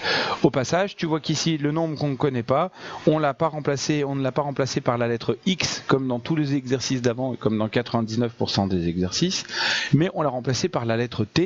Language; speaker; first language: French; native; French